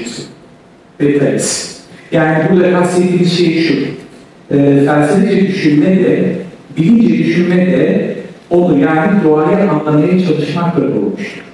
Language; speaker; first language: Turkish; native; Turkish